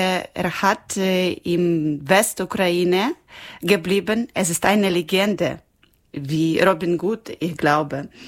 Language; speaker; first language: German; non-native, learner; Ukrainian